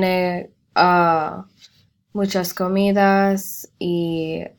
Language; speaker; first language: Spanish; non-native, learner; English